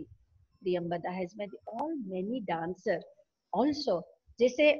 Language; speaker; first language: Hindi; non-native, local second language; Odia